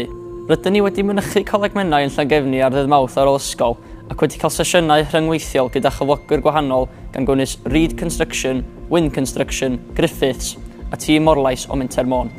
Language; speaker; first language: Welsh; native; Welsh